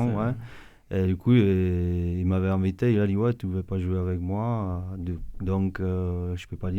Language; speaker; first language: French; non-native, fluent; Czech